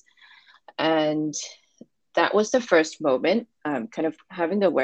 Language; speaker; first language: English; non-native, local second language; Cantonese